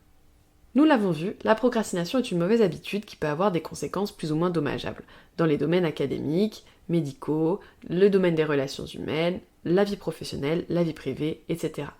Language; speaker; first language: French; native; French